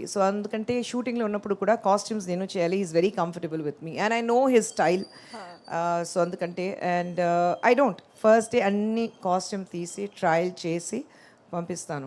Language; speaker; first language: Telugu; non-native, local second language; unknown